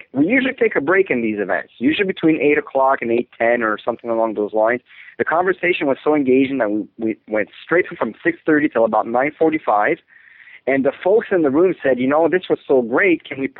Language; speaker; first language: English; non-native, fluent; French